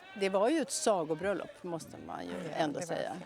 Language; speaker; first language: Swedish; native; Swedish